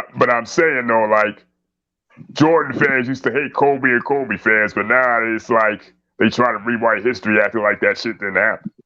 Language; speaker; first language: English; native; English